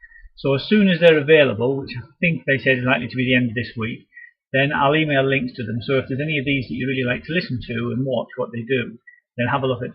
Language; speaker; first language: English; native; English